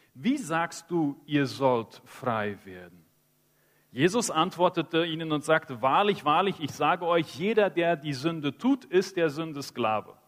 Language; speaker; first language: German; early bilingual, heritage; Spanish